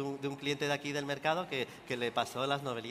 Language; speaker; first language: Spanish; native; Spanish